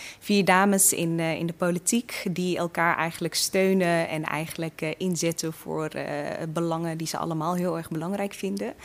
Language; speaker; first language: Dutch; early bilingual, other home language; Tigrinya